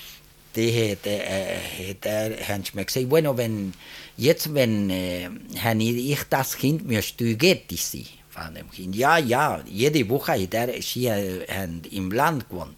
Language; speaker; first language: German; early bilingual, heritage; German